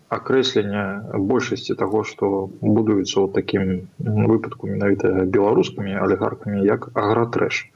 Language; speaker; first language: Belarusian; non-native, local second language; Russian